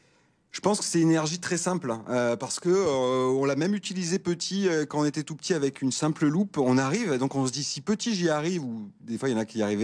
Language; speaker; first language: French; native; French